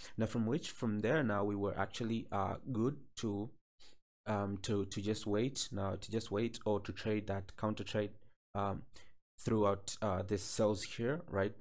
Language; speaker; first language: English; non-native, local second language; Swahili